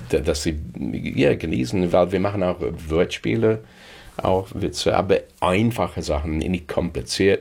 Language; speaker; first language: German; non-native, fluent; English